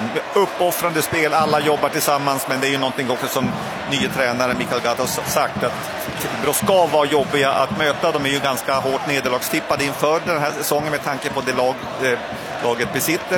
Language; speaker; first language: Swedish; native; Swedish